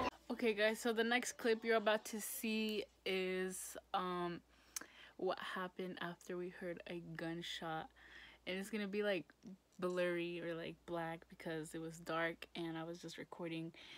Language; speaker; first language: English; early bilingual, other home language; Spanish